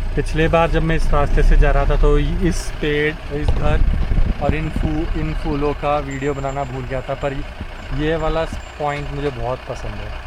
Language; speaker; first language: Hindi; non-native, local second language; Kannada